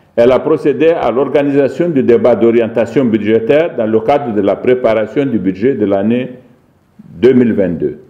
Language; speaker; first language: French; non-native, local second language; Arabic